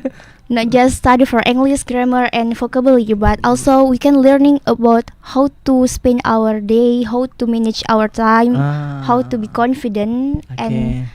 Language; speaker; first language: English; non-native, learner; Indonesian